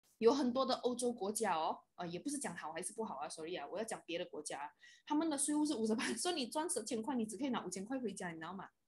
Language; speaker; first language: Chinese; native; Chinese